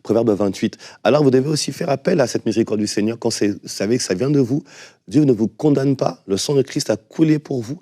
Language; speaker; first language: French; native; French